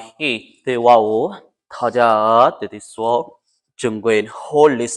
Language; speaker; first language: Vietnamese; non-native, learner; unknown